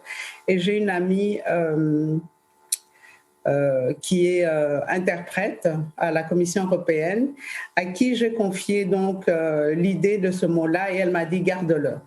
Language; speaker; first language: French; early bilingual, other home language; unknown